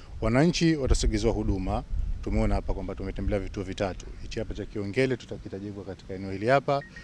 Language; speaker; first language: Swahili; native; Swahili